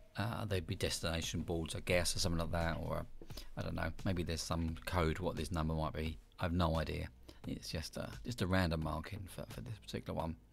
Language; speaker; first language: English; native; English